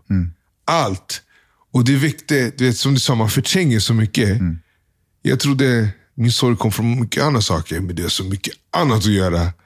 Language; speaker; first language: Swedish; early bilingual, other home language; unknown